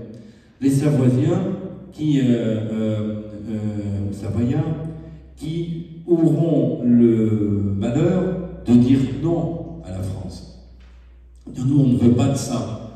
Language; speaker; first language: French; native; French